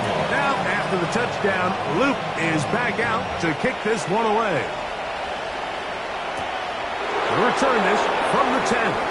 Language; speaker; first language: English; native; English